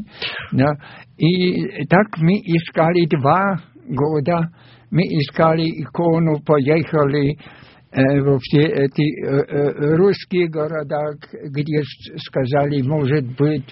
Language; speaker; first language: Russian; non-native, fluent; German